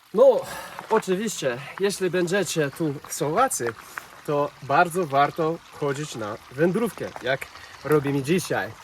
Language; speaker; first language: Polish; non-native, fluent; English